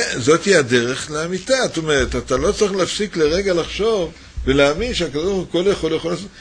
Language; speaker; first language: Hebrew; native; Hebrew